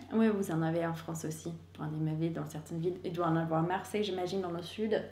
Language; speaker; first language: French; non-native, fluent; English